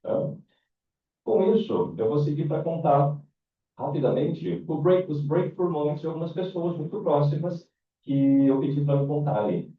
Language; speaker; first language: Portuguese; native; Portuguese